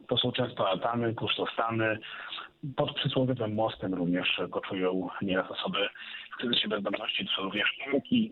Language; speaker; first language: Polish; native; Polish